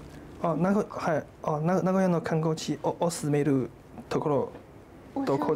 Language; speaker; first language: Japanese; non-native, learner; Chinese